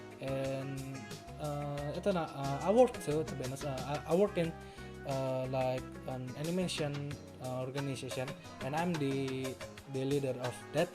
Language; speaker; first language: English; non-native, learner; Indonesian